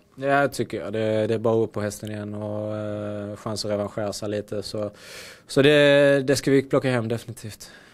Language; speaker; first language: Swedish; native; Swedish